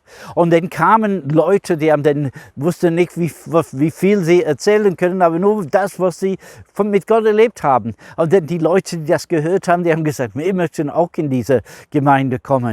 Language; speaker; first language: German; non-native, fluent; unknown